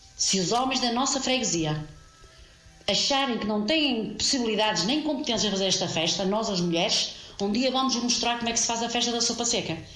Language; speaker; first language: Portuguese; native; Portuguese